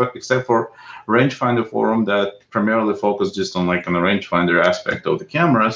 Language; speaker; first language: English; non-native, fluent; Russian